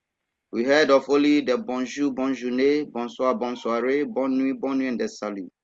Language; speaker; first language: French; non-native, fluent; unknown